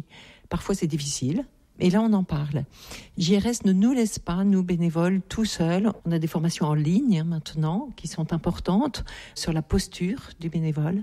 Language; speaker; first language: French; native; French